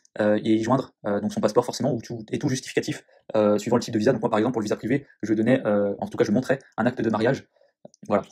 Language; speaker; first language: French; native; French